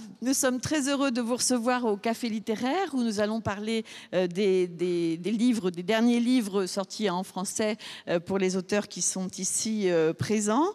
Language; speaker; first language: French; native; French